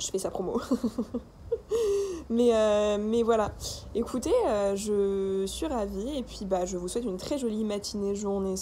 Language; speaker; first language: French; native; French